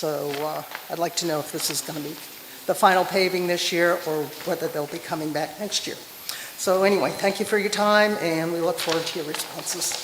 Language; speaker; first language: English; native; English